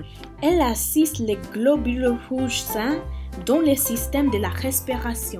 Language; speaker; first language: French; non-native, learner; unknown